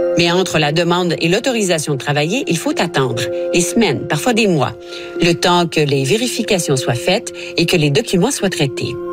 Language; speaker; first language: French; native; French